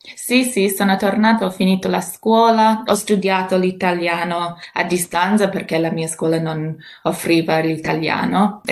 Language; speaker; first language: Italian; non-native, fluent; English